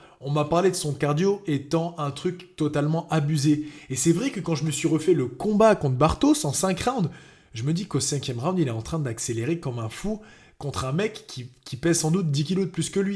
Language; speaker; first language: French; native; French